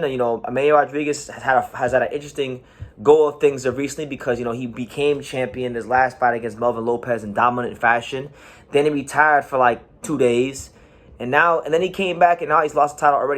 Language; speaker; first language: English; native; English